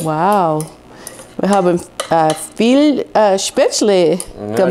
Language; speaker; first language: German; non-native, fluent; English